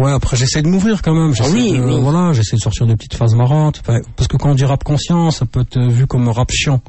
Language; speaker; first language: French; native; French